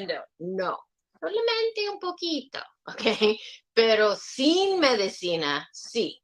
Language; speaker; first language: Spanish; non-native, learner; English